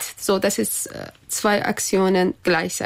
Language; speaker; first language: German; non-native, learner; Persian